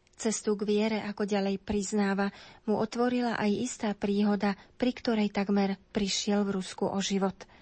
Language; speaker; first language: Slovak; native; Slovak